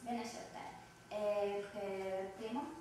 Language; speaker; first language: Italian; non-native, learner; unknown